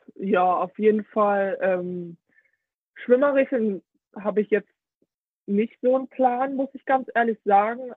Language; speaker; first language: German; early bilingual, heritage; Danish